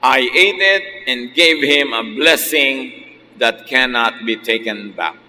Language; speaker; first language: English; non-native, local second language; Filipino